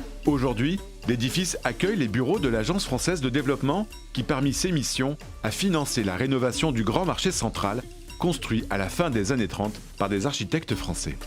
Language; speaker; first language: French; native; French